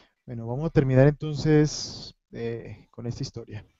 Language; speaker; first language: Spanish; native; Spanish